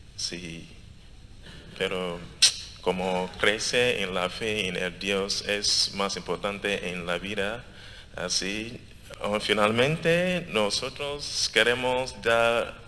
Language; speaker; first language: Spanish; non-native, learner; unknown